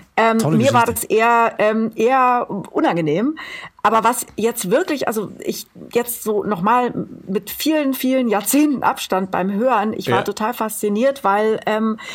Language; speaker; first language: German; native; German